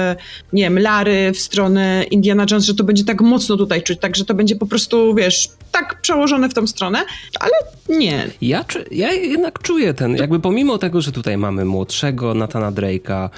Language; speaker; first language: Polish; native; Polish